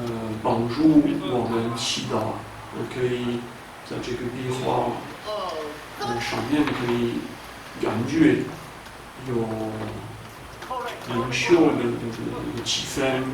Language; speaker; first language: Chinese; non-native, fluent; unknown